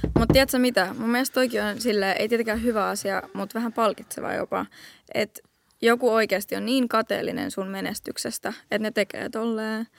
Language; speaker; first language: Finnish; early bilingual, heritage; Finnish